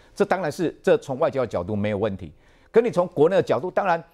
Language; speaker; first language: Chinese; native; Chinese